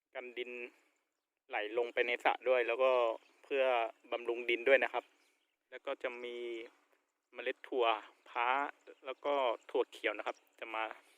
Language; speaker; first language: Thai; native; Thai